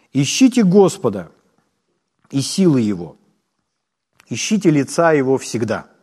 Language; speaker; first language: Russian; non-native, local second language; Ukrainian